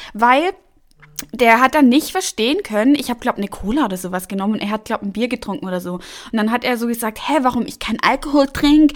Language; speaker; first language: German; native; German